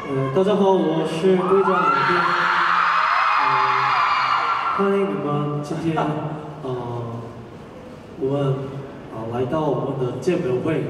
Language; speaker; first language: Chinese; non-native, learner; Korean